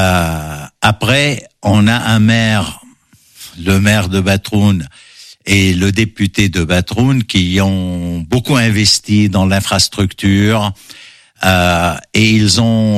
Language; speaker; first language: French; non-native, local second language; Arabic